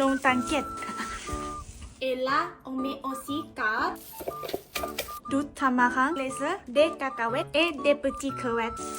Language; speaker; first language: French; non-native, learner; Thai